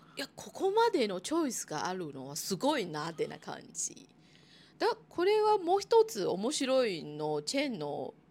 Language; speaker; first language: Japanese; non-native, fluent; Chinese